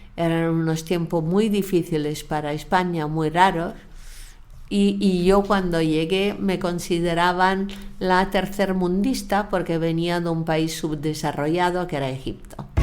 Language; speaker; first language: Spanish; non-native, fluent; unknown